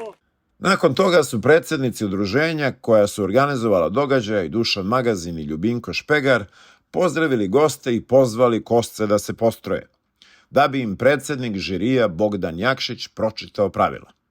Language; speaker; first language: Bosnian; native; Bosnian